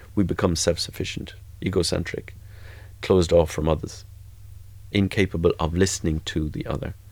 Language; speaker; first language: English; native; English